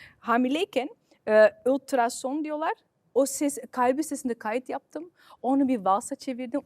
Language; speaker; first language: Turkish; early bilingual, heritage; Turkish